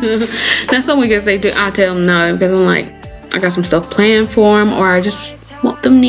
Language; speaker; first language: English; native; English